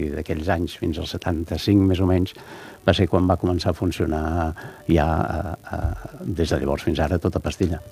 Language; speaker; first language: Catalan; native; Catalan